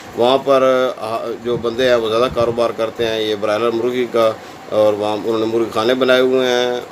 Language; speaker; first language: Urdu; non-native, local second language; Punjabi